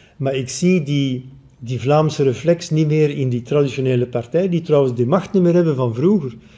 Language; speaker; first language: Dutch; native; Dutch